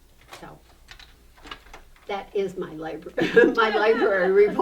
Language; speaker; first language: English; native; English